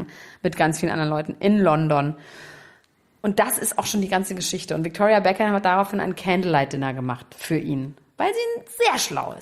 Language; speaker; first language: German; native; German